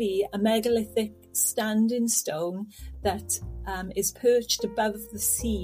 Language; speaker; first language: English; native; English